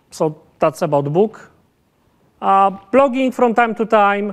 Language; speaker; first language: English; non-native, fluent; Polish